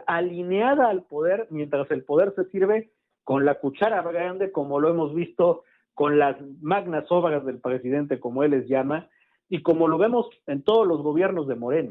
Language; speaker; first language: Spanish; native; Spanish